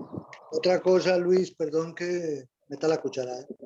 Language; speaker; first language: Spanish; native; Spanish